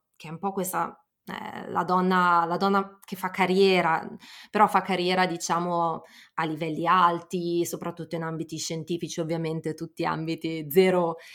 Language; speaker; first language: Italian; native; Italian